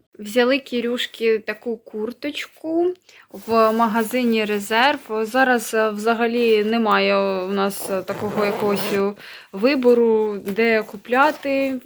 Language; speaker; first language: Ukrainian; native; Ukrainian